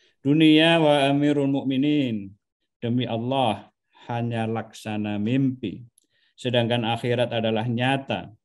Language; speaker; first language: Indonesian; non-native, local second language; Javanese